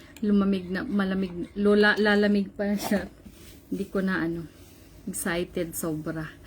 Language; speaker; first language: Filipino; non-native, local second language; Cebuano